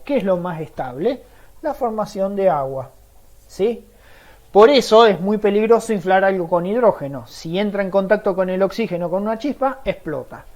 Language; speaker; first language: Spanish; native; Spanish